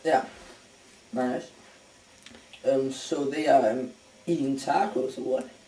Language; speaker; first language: English; non-native, learner; Danish